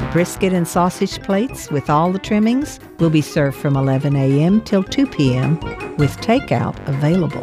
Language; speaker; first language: English; native; English